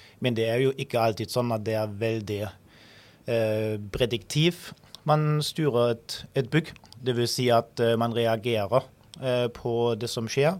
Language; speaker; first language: Norwegian; non-native, fluent; German